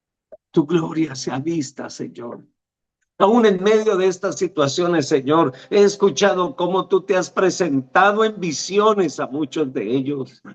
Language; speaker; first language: Spanish; native; Spanish